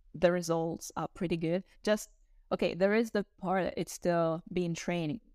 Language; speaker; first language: English; non-native, fluent; Italian